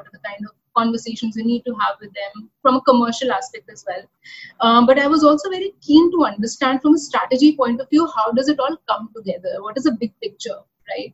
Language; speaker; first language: English; non-native, local second language; Hindi